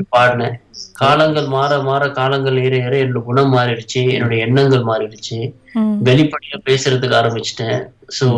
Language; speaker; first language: Tamil; native; Tamil